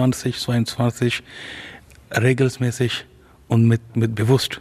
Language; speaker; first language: German; non-native, learner; Urdu